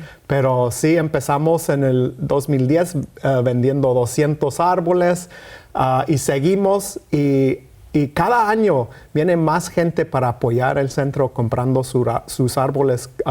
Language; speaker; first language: Spanish; early bilingual, heritage; Spanish